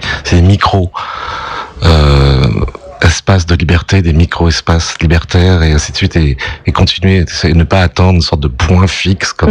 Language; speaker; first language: French; native; French